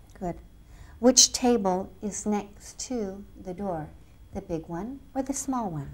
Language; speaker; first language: English; native; English